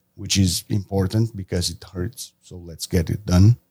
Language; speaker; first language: English; non-native, fluent; Portuguese